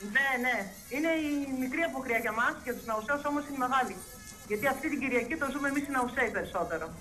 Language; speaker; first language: Greek; native; Greek